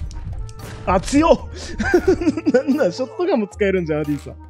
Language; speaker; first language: Japanese; native; Japanese